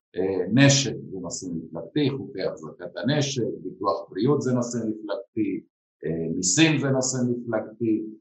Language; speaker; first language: Hebrew; non-native, fluent; Spanish